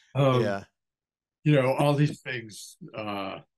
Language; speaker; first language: English; native; English